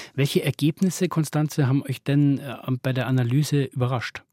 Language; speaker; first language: German; native; German